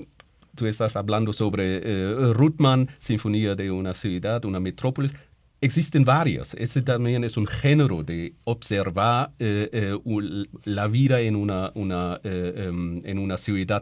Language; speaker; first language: Spanish; non-native, fluent; German